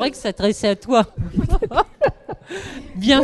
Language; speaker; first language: French; native; French